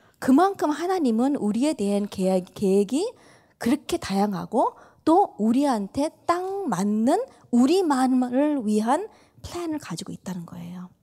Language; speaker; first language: Korean; early bilingual, heritage; Korean